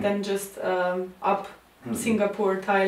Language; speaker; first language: English; non-native, learner; Slovenian